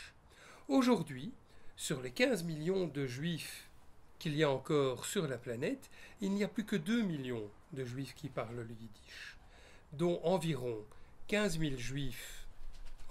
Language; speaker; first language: French; native; French